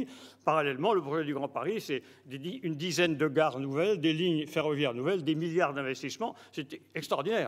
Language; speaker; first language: French; native; French